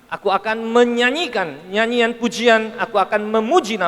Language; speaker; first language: Indonesian; native; Indonesian